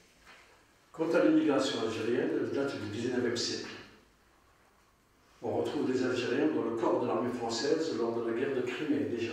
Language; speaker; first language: French; non-native, local second language; Arabic